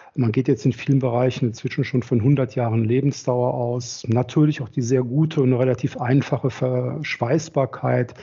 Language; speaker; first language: German; native; German